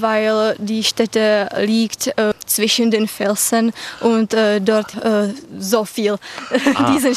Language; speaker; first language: German; non-native, fluent; Czech